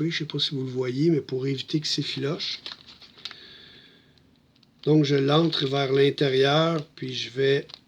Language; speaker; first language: French; native; French